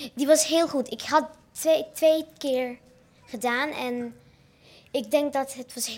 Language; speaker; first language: Dutch; non-native, learner; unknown